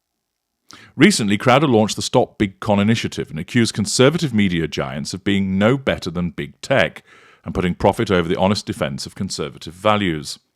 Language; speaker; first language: English; native; English